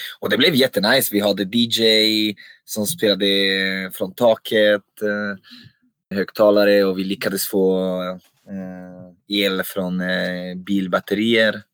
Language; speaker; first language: Swedish; non-native, fluent; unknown